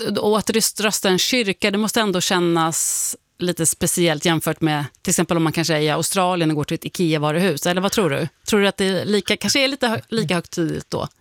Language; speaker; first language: Swedish; native; Swedish